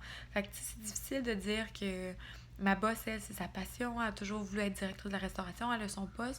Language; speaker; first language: French; native; French